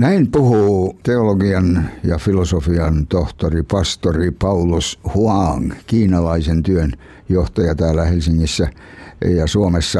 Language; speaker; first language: Finnish; native; Finnish